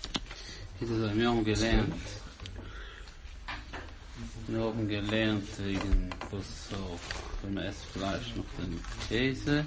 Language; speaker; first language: German; non-native, local second language; Yiddish